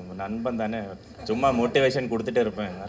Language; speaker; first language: Tamil; non-native, learner; Malayalam